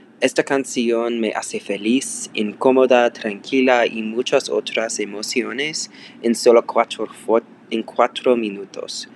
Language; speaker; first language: Spanish; non-native, learner; English